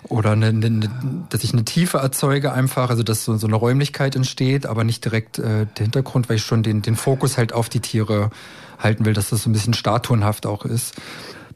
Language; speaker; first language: German; native; German